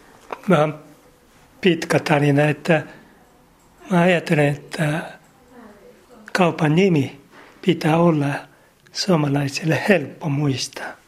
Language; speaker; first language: Finnish; non-native, learner; Japanese